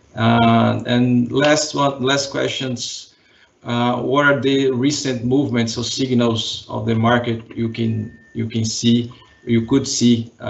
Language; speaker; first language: English; non-native, fluent; Portuguese